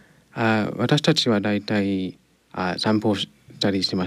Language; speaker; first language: Japanese; non-native, learner; English